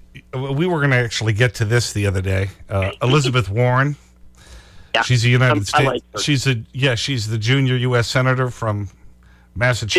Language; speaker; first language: English; native; English